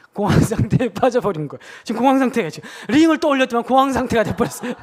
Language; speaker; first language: Korean; native; Korean